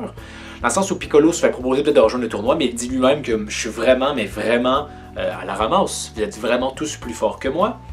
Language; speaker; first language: French; native; French